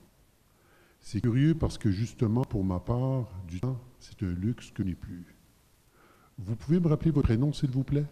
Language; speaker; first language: French; native; French